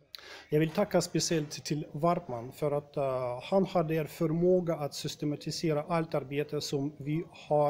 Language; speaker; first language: Swedish; non-native, fluent; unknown